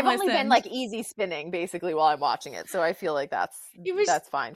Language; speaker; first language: English; native; English